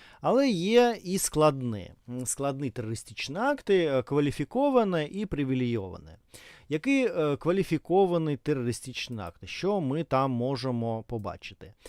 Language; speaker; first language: Ukrainian; non-native, fluent; Russian